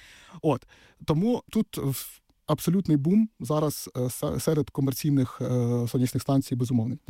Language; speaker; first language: Ukrainian; native; Ukrainian